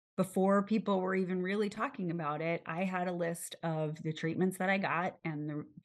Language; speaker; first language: English; native; English